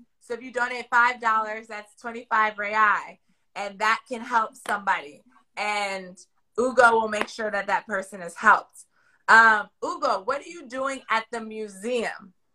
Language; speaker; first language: English; native; English